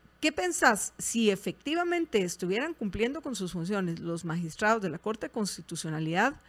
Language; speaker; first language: Spanish; native; Spanish